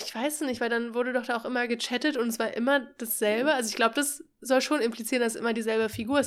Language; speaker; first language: German; native; German